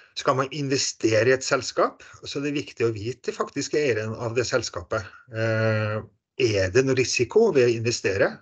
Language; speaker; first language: Norwegian; native; Norwegian